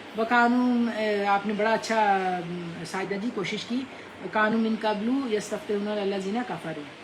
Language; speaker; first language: Urdu; non-native, local second language; Punjabi